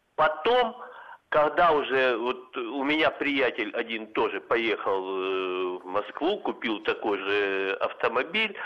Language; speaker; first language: Russian; native; Russian